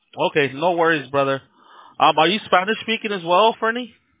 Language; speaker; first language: English; early bilingual, other home language; Spanish